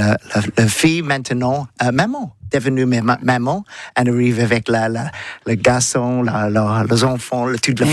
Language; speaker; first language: French; non-native, learner; English